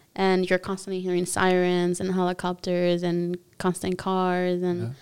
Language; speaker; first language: English; early bilingual, other home language; Spanish